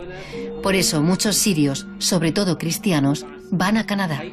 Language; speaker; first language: Spanish; native; Spanish